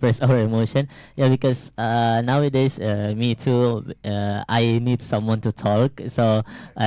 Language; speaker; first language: English; non-native, learner; Indonesian